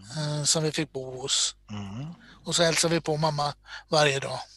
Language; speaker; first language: Swedish; native; Swedish